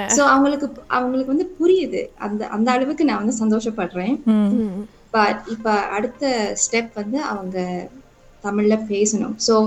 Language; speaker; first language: Tamil; native; Tamil